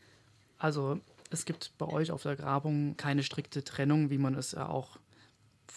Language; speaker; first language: German; native; German